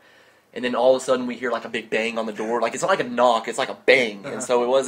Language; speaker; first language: English; native; English